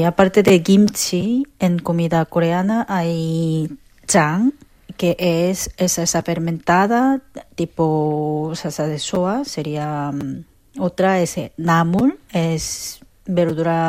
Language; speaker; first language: Spanish; non-native, fluent; Korean